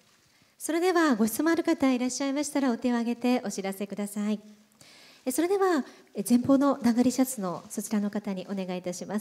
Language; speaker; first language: Japanese; native; Japanese